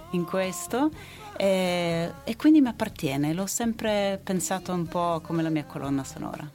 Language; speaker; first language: Italian; non-native, fluent; Swedish